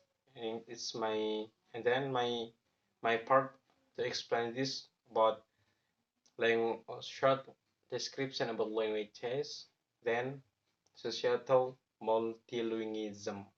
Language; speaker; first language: English; non-native, learner; Javanese